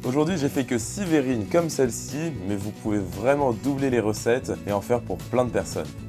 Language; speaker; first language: French; native; French